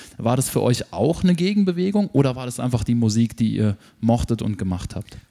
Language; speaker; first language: German; native; German